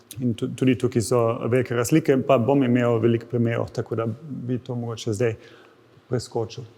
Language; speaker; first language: Slovenian; non-native, fluent; German